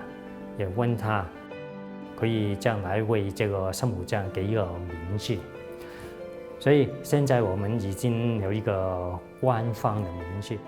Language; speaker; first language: Chinese; non-native, local second language; Cantonese